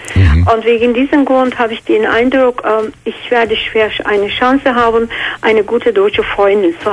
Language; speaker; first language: German; non-native, fluent; Georgian